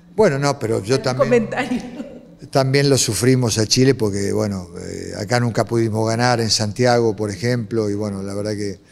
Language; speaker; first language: Spanish; native; Spanish